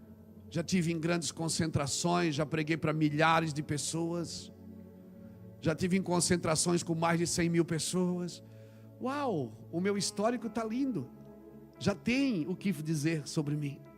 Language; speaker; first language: Portuguese; native; Portuguese